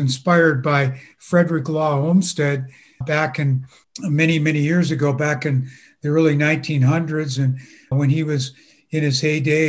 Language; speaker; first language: English; native; English